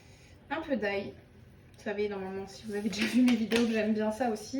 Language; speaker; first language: French; native; French